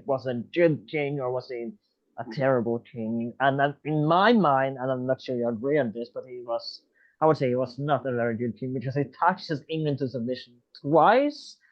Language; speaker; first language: English; non-native, fluent; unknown